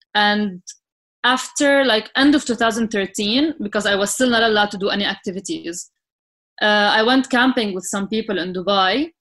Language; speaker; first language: English; non-native, fluent; Arabic